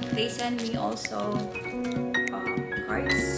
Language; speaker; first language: English; non-native, local second language; Cebuano